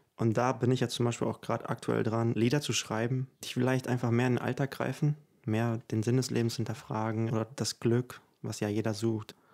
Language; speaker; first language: German; early bilingual, other home language; Ukrainian